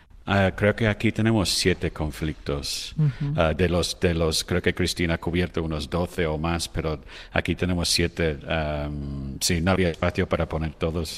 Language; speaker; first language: Spanish; non-native, fluent; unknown